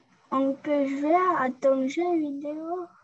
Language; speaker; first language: French; non-native, learner; Russian